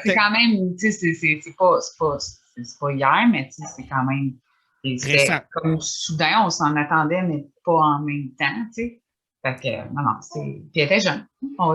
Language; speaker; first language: French; native; French